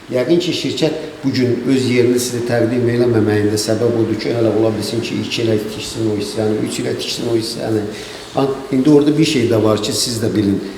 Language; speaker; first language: Azerbaijani; native; Azerbaijani